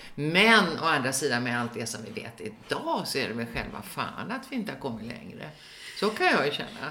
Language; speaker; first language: Swedish; native; Swedish